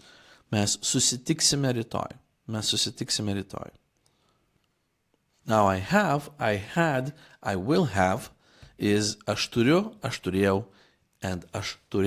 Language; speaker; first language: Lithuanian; non-native, fluent; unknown